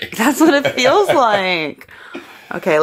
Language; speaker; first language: English; native; English